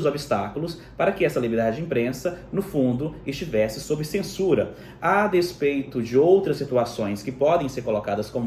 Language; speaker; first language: Portuguese; native; Portuguese